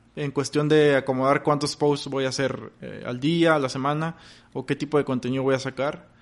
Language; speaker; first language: Spanish; native; Spanish